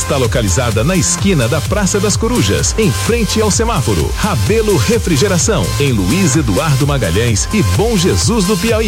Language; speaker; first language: Portuguese; native; Portuguese